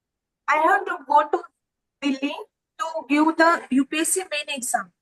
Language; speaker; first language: English; non-native, learner; Marathi